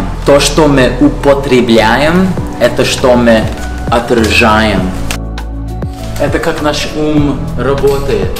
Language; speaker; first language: Russian; non-native, fluent; English